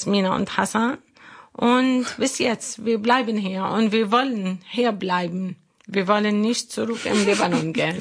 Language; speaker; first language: German; non-native, learner; Arabic